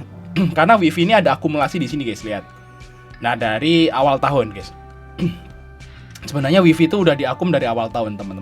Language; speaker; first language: Indonesian; native; Indonesian